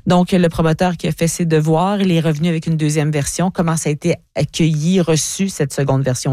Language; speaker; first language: French; native; French